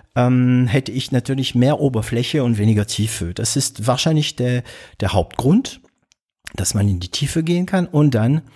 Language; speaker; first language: German; non-native, fluent; French